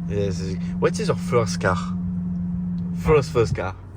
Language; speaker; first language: English; non-native, learner; French